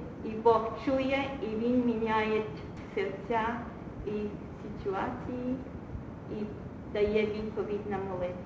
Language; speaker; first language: Ukrainian; early bilingual, heritage; Ukrainian